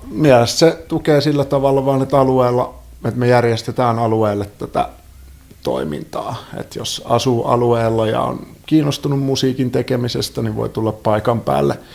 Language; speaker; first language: Finnish; native; Finnish